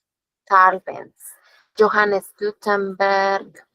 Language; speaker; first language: German; non-native, fluent; Spanish